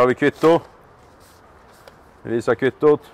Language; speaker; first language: Swedish; native; Swedish